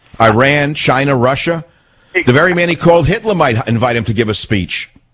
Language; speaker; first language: English; native; English